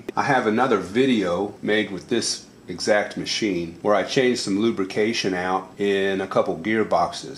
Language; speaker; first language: English; native; English